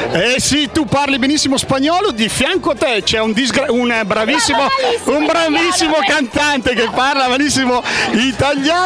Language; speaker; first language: Italian; native; Italian